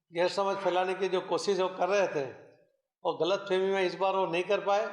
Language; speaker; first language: Hindi; non-native, local second language; Gujarati